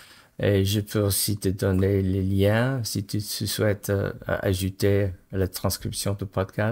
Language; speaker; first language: French; non-native, fluent; English